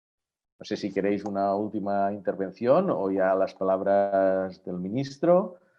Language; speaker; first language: Spanish; native; Spanish